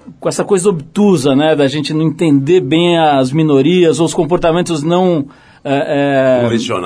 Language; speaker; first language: Portuguese; native; Portuguese